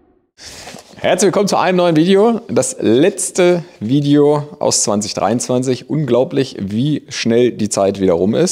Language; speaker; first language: German; native; German